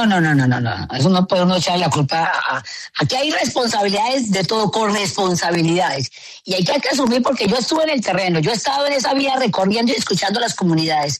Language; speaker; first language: Spanish; native; Spanish